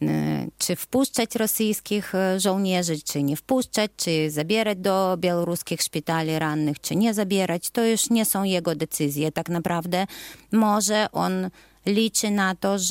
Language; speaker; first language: Polish; non-native, fluent; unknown